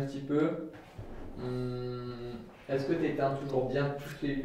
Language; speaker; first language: French; native; French